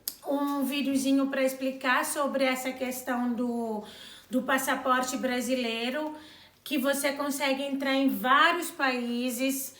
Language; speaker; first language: Portuguese; non-native, local second language; Kabuverdianu